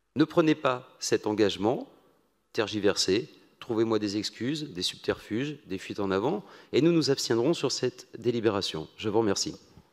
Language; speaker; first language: French; native; French